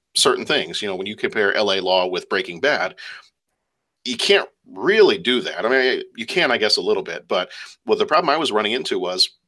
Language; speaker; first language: English; native; English